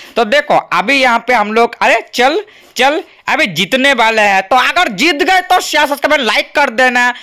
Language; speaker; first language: Hindi; native; Hindi